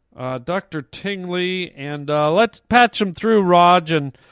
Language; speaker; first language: English; native; English